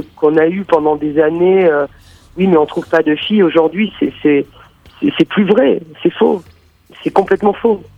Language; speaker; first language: French; native; French